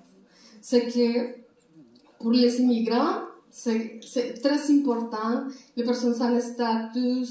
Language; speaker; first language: French; non-native, learner; Spanish